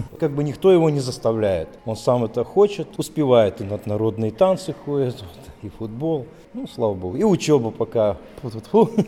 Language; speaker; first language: Russian; native; Russian